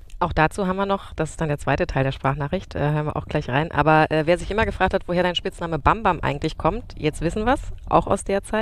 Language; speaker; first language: German; native; German